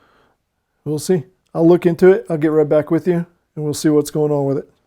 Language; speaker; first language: English; native; English